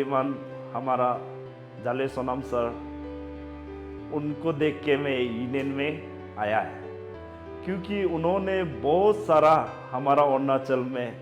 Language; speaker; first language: Hindi; non-native, local second language; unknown